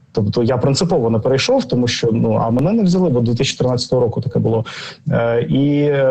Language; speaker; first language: Ukrainian; non-native, local second language; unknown